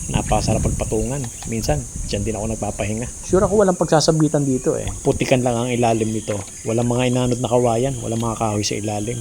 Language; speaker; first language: Filipino; native; Filipino